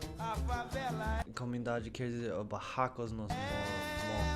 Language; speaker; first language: Portuguese; non-native, learner; English